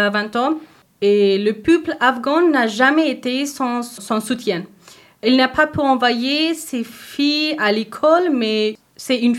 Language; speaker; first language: French; non-native, learner; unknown